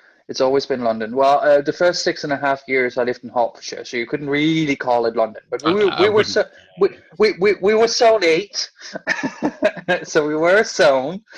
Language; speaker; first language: English; non-native, fluent; Danish